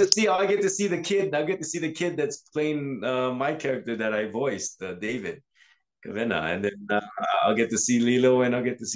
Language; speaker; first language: English; native; English